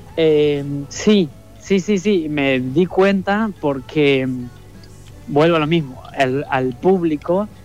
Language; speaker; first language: Spanish; native; Spanish